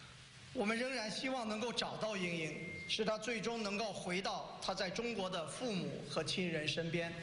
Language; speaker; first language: Chinese; native; Chinese